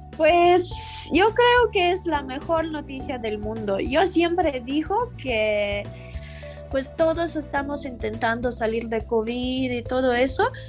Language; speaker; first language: Spanish; non-native, fluent; Ukrainian